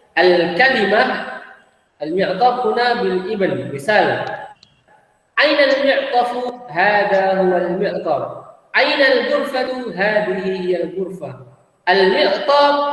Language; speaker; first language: Arabic; non-native, fluent; Indonesian